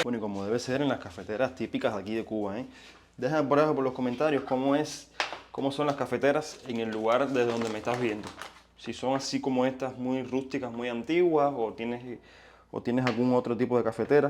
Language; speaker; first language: Spanish; native; Spanish